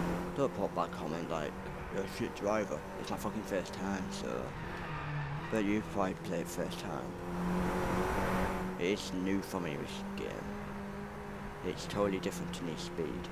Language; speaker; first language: English; native; English